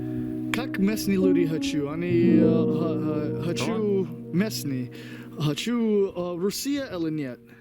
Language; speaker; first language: Russian; non-native, learner; English